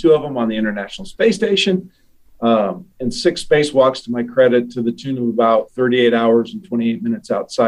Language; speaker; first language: English; native; English